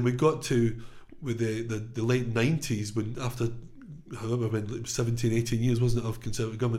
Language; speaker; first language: English; native; English